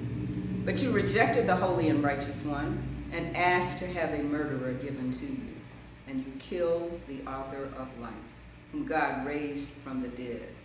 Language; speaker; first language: English; native; English